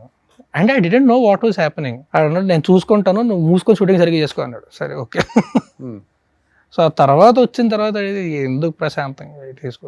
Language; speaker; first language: Telugu; native; Telugu